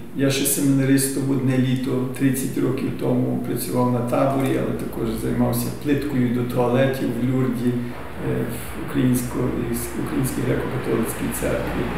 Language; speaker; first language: Ukrainian; early bilingual, heritage; Ukrainian